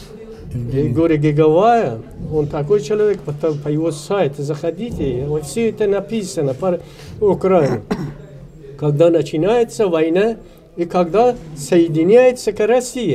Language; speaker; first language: Russian; non-native, learner; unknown